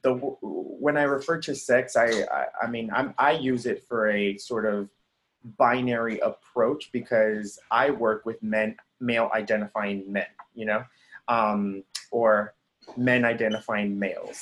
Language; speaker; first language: English; early bilingual, other home language; Spanish